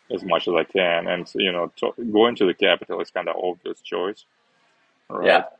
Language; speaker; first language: English; non-native, fluent; Uzbek